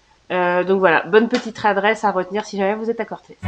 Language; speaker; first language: French; native; French